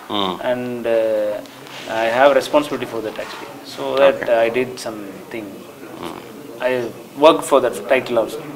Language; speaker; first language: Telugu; non-native, learner; Tamil